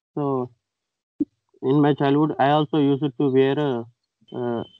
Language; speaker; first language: English; non-native, local second language; Telugu